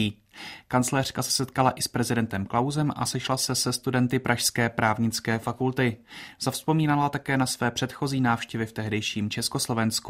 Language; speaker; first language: Czech; native; Czech